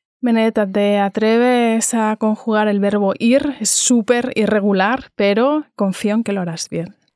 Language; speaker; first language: Spanish; native; Spanish